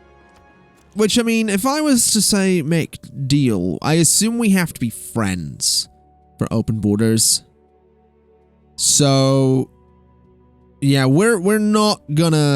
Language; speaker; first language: English; native; English